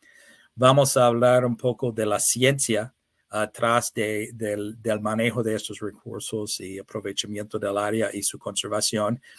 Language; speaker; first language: Spanish; non-native, fluent; English